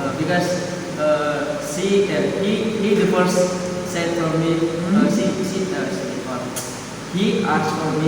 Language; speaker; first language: English; non-native, learner; Indonesian